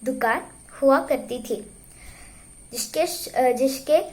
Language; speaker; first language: Hindi; non-native, local second language; Malayalam